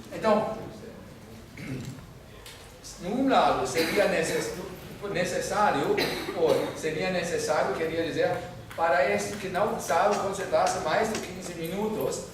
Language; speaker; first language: Portuguese; non-native, fluent; German